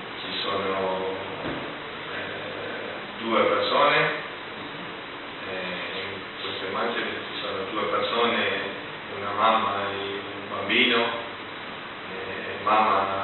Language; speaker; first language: Italian; non-native, learner; Spanish